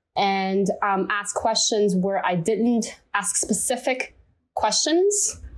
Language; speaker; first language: English; non-native, fluent; Chinese